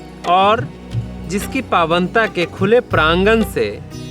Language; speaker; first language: Hindi; native; Hindi